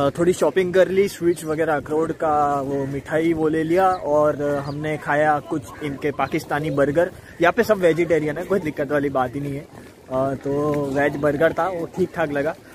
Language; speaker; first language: Hindi; native; Hindi